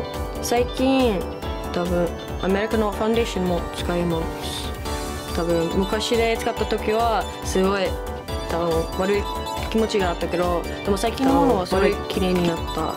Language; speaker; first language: Japanese; non-native, learner; English